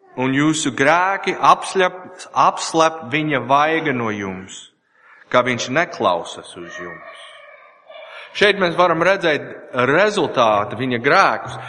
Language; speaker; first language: Latvian; non-native, learner; English